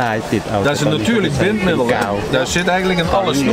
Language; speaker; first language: Dutch; native; Dutch